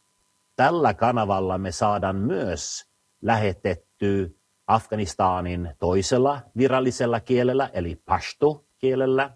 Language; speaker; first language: Finnish; early bilingual, heritage; Finnish